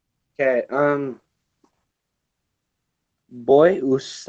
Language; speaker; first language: Spanish; non-native, learner; English